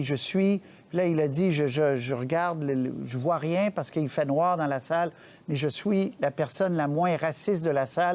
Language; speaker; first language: French; native; French